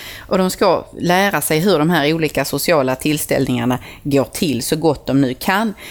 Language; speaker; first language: Swedish; native; Swedish